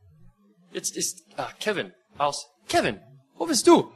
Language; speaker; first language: German; non-native, fluent; English